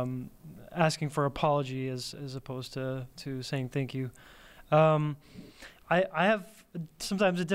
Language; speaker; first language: English; native; English